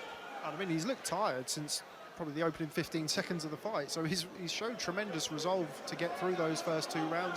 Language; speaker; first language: English; native; English